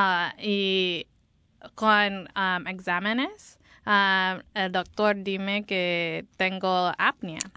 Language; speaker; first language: Spanish; non-native, learner; English